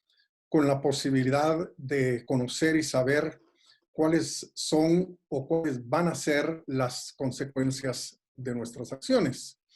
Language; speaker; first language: Spanish; native; Spanish